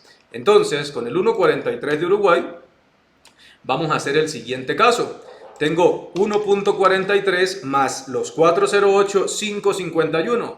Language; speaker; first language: Spanish; native; Spanish